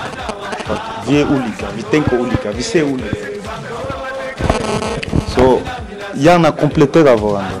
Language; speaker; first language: Swedish; non-native, fluent; Lingala